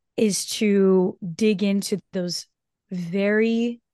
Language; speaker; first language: English; non-native, fluent; Portuguese